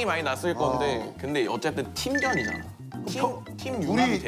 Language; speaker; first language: Korean; native; Korean